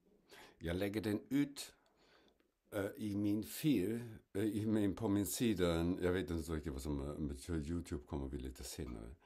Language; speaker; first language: Swedish; non-native, fluent; German